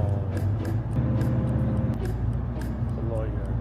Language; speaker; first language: English; non-native, learner; Korean